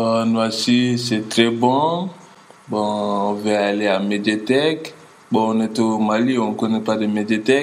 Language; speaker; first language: French; non-native, learner; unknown